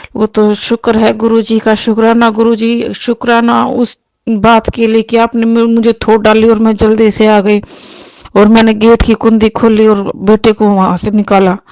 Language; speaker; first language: Hindi; non-native, local second language; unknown